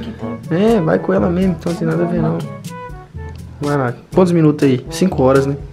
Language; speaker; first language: Portuguese; native; Portuguese